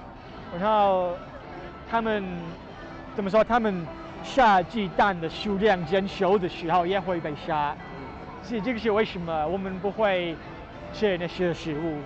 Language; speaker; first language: Chinese; non-native, learner; English